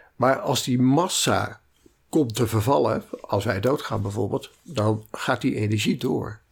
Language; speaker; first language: Dutch; native; Dutch